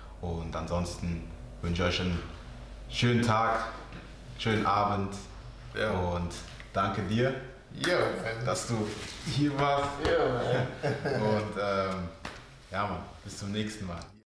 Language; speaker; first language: German; early bilingual, other home language; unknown